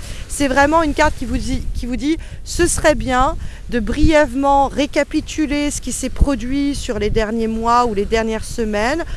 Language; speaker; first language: French; native; French